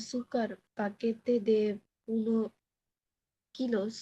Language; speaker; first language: Spanish; non-native, learner; Bangla